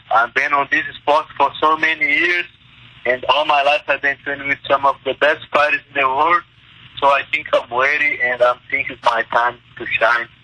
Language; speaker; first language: English; non-native, fluent; Portuguese